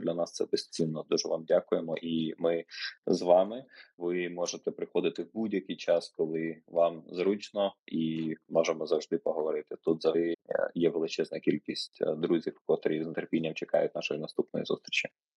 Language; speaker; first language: Ukrainian; native; Ukrainian